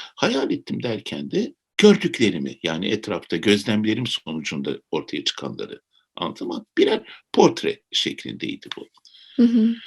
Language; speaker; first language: Turkish; native; Turkish